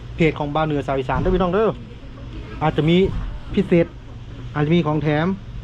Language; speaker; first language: Thai; native; Thai